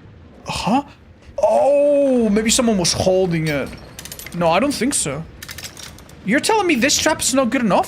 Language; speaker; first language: English; native; English